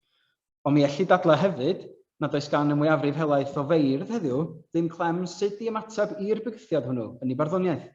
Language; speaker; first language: Welsh; native; Welsh